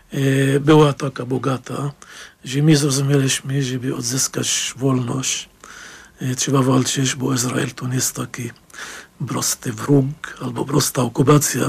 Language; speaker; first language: Polish; non-native, fluent; Arabic